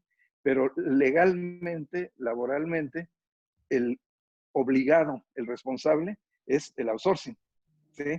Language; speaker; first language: Spanish; native; Spanish